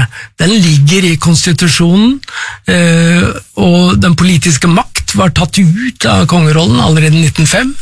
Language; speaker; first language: Norwegian; native; Norwegian